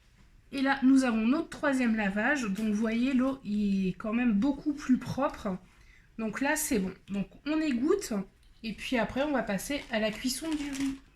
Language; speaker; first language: French; native; French